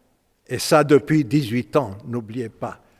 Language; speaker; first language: French; non-native, fluent; Romanian